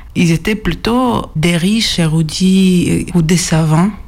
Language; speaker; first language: French; non-native, fluent; Greek